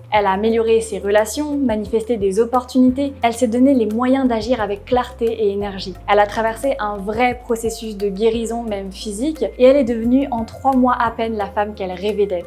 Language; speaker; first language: French; native; French